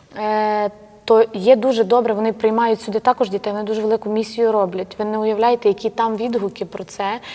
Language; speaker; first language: Ukrainian; native; Ukrainian